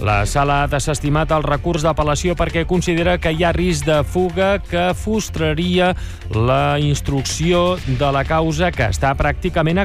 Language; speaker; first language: Catalan; native; Catalan